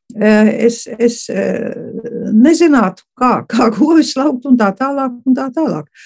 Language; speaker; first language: Latvian; early bilingual, heritage; Latvian